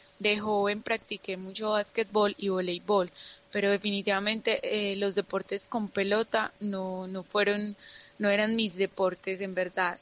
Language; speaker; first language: Spanish; native; Spanish